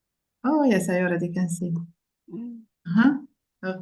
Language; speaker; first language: English; non-native, fluent; Indonesian